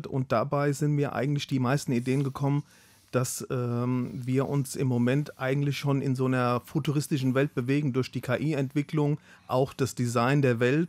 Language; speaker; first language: German; native; German